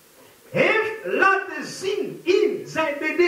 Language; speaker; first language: Dutch; non-native, fluent; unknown